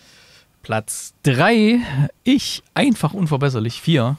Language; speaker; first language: German; native; German